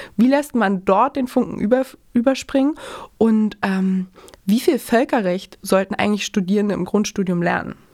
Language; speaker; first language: German; native; German